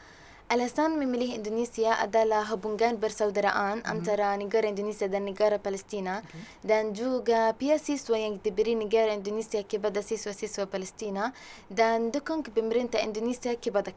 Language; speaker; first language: Indonesian; non-native, learner; Arabic